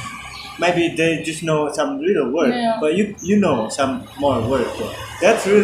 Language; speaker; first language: English; non-native, learner; Indonesian